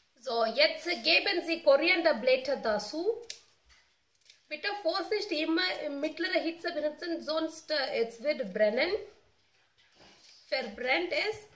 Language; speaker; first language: German; non-native, learner; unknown